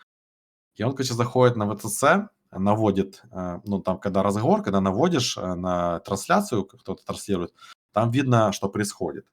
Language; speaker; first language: Russian; native; Russian